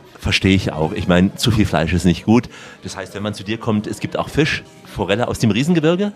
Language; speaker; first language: German; native; German